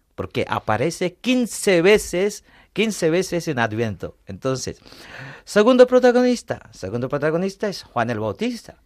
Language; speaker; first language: Spanish; non-native, fluent; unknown